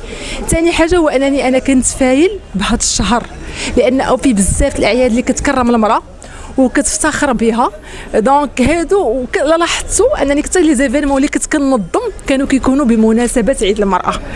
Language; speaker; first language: Arabic; native; Arabic